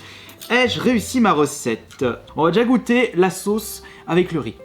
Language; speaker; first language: French; native; French